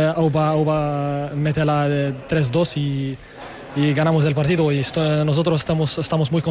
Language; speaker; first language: Spanish; non-native, learner; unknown